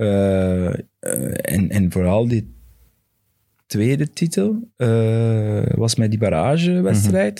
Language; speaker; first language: Dutch; non-native, fluent; Portuguese